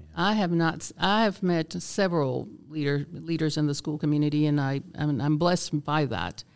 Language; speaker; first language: English; non-native, fluent; Spanish